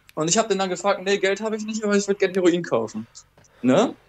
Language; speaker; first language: German; native; German